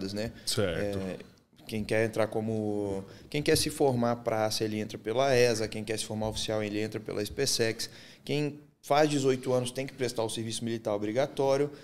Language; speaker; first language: Portuguese; native; Portuguese